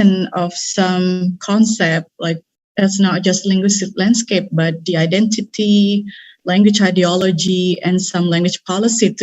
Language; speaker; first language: English; non-native, fluent; Indonesian